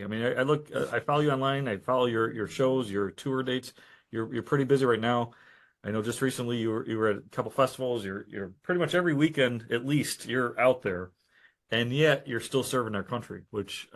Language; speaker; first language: English; native; English